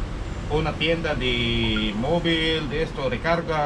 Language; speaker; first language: Spanish; non-native, learner; Filipino